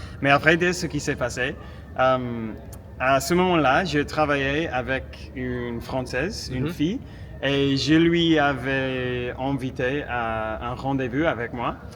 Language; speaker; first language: French; non-native, fluent; English